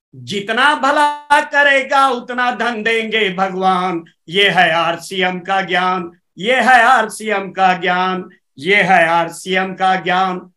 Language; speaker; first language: Hindi; native; Hindi